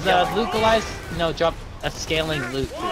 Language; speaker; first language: English; native; English